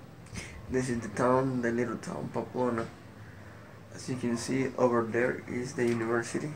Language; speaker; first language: English; non-native, learner; Spanish